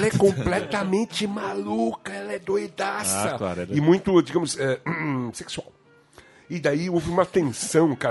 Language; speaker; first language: Portuguese; native; Portuguese